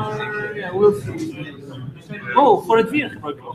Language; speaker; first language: Dutch; non-native, fluent; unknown